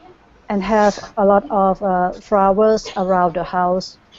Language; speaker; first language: English; non-native, learner; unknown